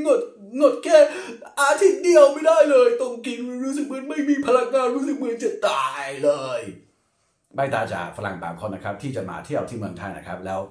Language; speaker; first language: Thai; non-native, fluent; English